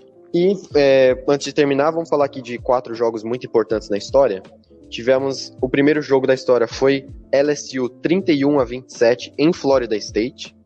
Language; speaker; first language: Portuguese; native; Portuguese